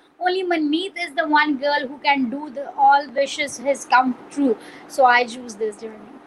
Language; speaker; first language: English; non-native, local second language; Punjabi